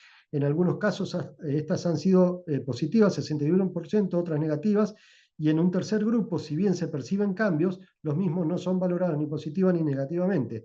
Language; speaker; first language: Spanish; native; Spanish